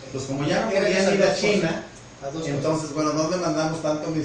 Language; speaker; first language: Spanish; native; Spanish